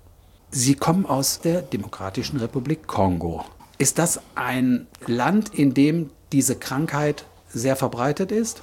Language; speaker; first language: German; native; German